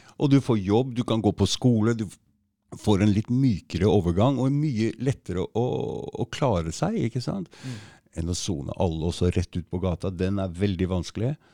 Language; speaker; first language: Norwegian; native; Norwegian